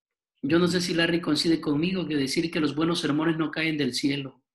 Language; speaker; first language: Spanish; native; Spanish